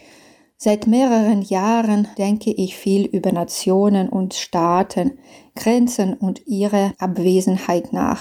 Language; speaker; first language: German; non-native, fluent; Belarusian